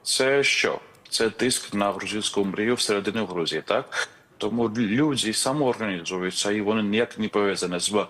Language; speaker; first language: Ukrainian; non-native, fluent; Georgian